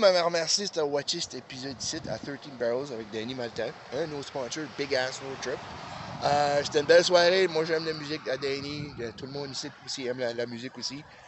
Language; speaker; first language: French; native; French